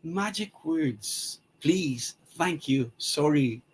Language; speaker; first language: English; non-native, local second language; Filipino